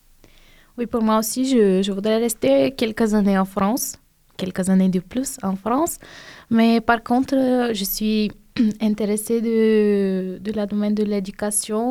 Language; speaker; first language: French; non-native, fluent; Bulgarian